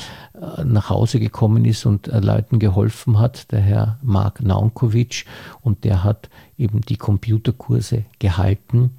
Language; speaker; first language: German; native; German